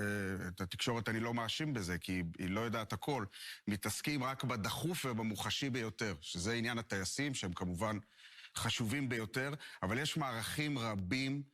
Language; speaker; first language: Hebrew; native; Hebrew